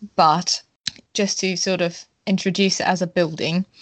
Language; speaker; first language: English; non-native, fluent; German